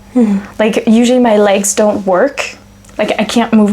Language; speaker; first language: English; non-native, fluent; French